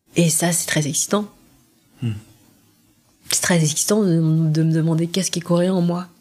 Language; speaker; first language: French; native; French